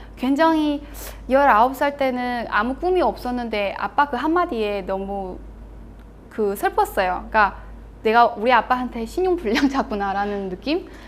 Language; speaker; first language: Korean; non-native, fluent; Chinese